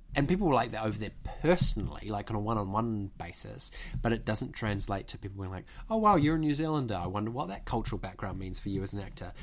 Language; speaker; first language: English; native; English